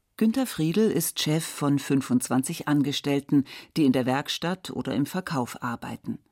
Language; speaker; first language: German; native; German